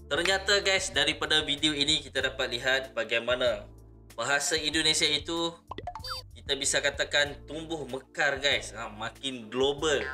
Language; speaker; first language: Malay; native; Malay